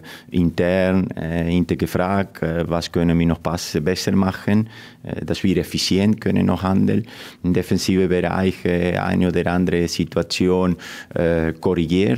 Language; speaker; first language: German; non-native, fluent; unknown